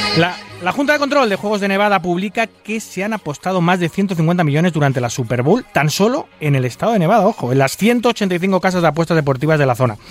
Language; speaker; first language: Spanish; native; Spanish